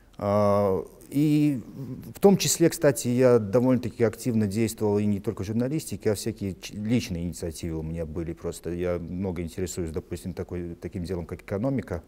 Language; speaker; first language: Russian; non-native, local second language; Latvian